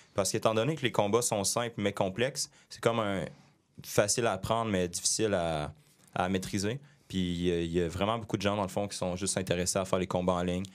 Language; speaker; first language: French; native; French